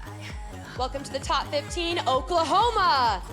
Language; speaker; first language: English; native; English